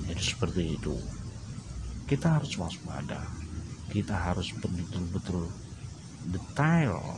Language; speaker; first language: Indonesian; native; Indonesian